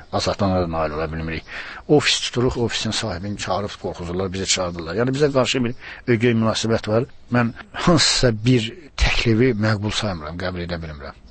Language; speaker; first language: Azerbaijani; native; Azerbaijani